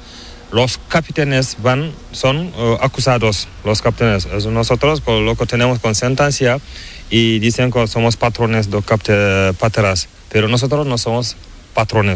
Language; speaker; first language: Spanish; non-native, learner; Fula